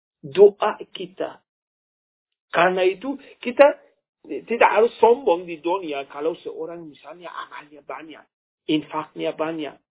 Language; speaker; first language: Indonesian; non-native, fluent; Persian